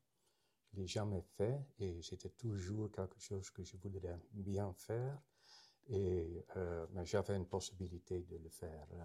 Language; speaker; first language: French; non-native, fluent; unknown